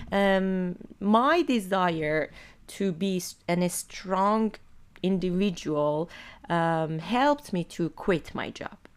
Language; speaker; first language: English; non-native, fluent; Persian